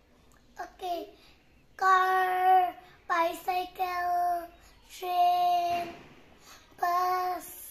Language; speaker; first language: English; non-native, learner; Bangla